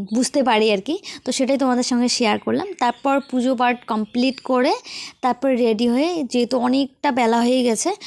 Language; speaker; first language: Bangla; native; Bangla